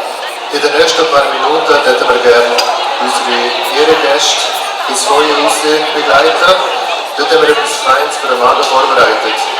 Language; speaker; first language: German; non-native, fluent; Tibetan